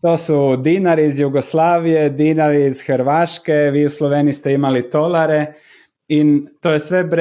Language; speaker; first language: Slovenian; non-native, learner; Croatian